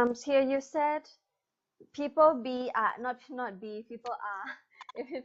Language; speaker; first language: English; non-native, fluent; Thai